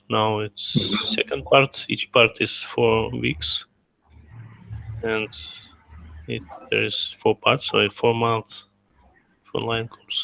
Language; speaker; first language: English; non-native, learner; Russian